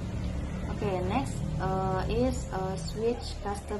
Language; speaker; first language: English; non-native, learner; Indonesian